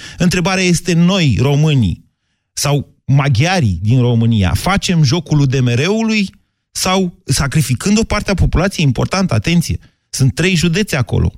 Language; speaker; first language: Romanian; native; Romanian